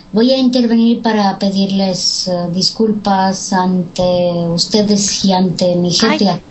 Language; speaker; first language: Spanish; non-native, fluent; Romanian